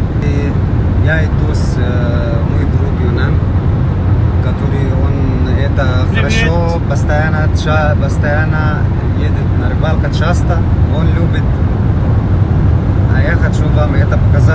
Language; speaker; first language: Russian; non-native, learner; Arabic